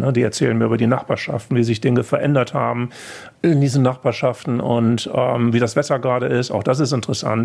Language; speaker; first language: German; native; German